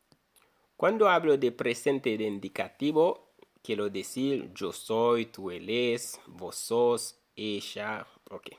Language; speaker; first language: Spanish; non-native, fluent; Haitian Creole